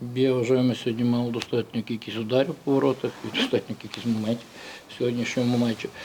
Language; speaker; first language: Ukrainian; native; Ukrainian